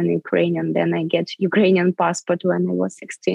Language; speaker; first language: English; non-native, fluent; Ukrainian